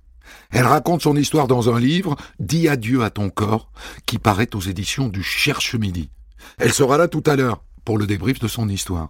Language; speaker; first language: French; native; French